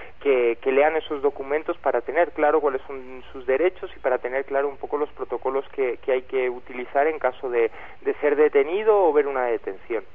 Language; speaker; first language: Spanish; native; Spanish